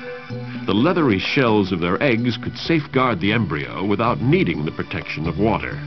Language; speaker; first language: English; native; English